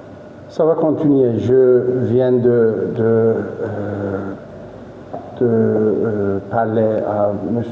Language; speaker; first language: French; non-native, fluent; Turkish